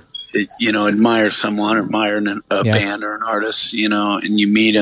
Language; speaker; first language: English; native; English